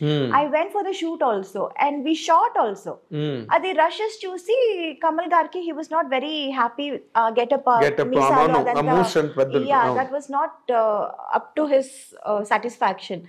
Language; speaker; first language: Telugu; non-native, local second language; Tamil